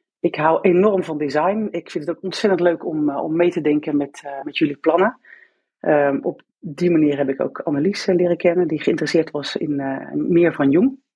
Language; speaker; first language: Dutch; native; Dutch